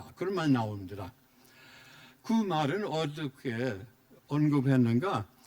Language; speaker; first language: Korean; non-native, fluent; German